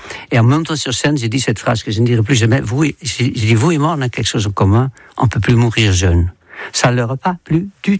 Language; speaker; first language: French; non-native, fluent; Dutch